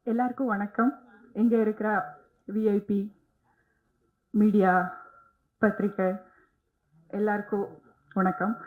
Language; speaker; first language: Tamil; non-native, learner; Kannada